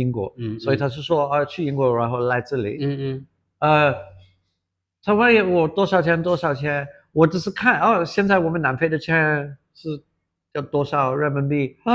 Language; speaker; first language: Chinese; non-native, fluent; English